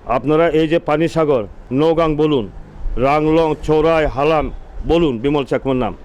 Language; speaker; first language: Bangla; non-native, local second language; Chakma